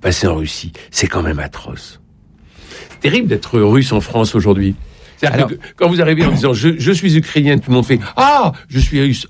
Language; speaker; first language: French; native; French